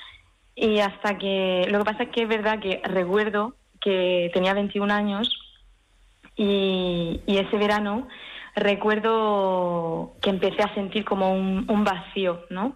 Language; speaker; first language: Spanish; early bilingual, heritage; French